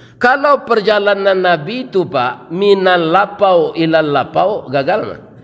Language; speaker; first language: Malay; non-native, local second language; Minangkabau